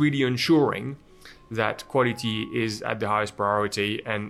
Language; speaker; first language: English; non-native, fluent; French